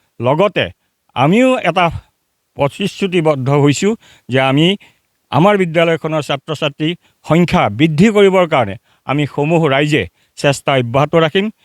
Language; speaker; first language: Assamese; native; Assamese